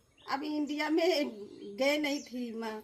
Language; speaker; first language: Hindi; non-native, learner; Nepali